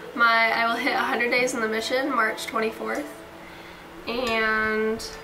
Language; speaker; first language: English; native; English